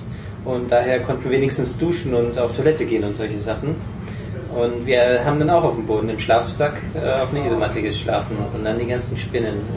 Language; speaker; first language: German; native; German